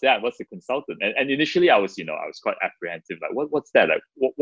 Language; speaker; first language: English; non-native, local second language; Chinese